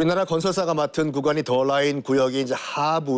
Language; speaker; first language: Korean; native; Korean